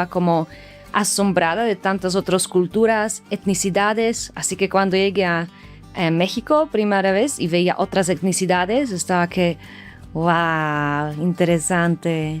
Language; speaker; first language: Spanish; non-native, fluent; Slovak